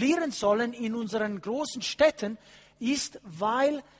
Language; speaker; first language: German; non-native, fluent; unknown